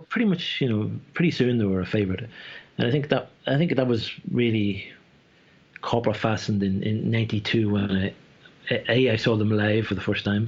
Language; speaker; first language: English; native; English